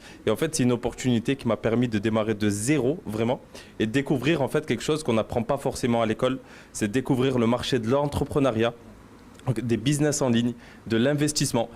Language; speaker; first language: French; native; French